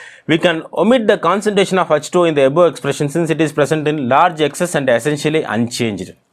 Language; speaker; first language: English; non-native, local second language; Tamil